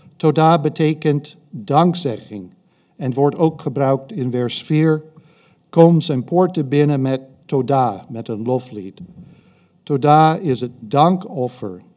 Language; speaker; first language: Dutch; non-native, fluent; English